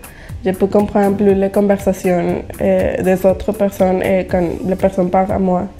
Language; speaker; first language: French; non-native, learner; Spanish